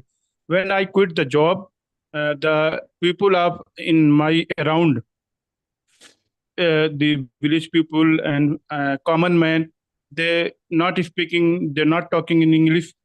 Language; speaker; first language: English; non-native, learner; Hindi